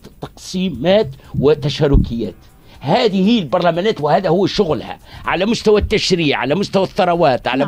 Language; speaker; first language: Arabic; native; Arabic